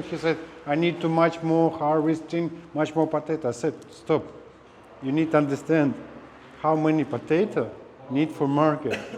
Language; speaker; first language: English; non-native, learner; Russian